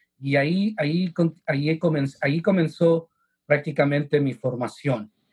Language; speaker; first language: Spanish; native; Spanish